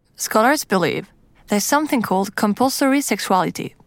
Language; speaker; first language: English; non-native, fluent; French